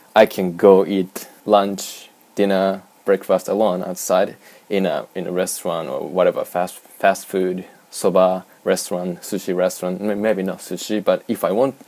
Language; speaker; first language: English; non-native, fluent; Japanese